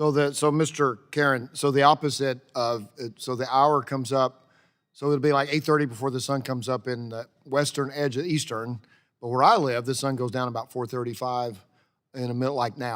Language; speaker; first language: English; native; English